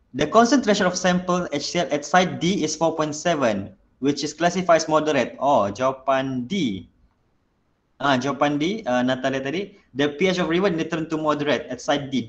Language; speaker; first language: English; non-native, local second language; Malay